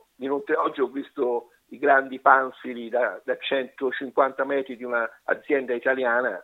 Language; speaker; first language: Italian; native; Italian